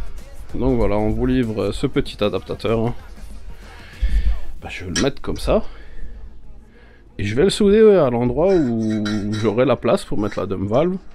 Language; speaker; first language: French; native; French